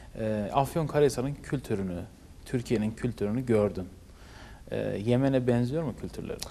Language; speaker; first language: Turkish; native; Turkish